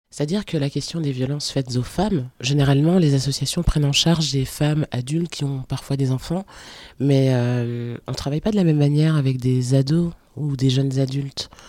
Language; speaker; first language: French; early bilingual, other home language; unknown